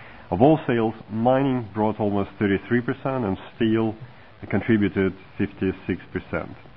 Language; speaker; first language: English; non-native, fluent; Russian